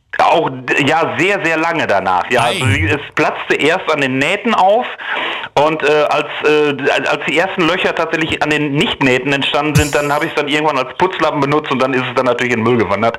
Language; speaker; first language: German; native; German